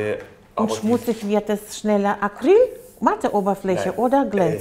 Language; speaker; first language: German; non-native, fluent; Russian